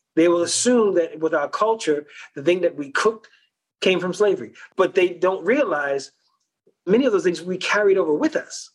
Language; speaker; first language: English; early bilingual, other home language; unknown